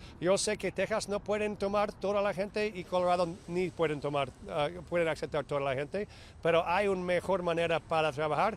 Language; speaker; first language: Spanish; non-native, fluent; English